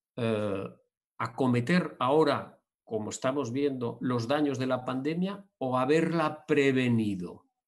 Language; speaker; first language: Spanish; native; Spanish